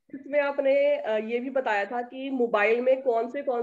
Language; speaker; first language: Hindi; native; Hindi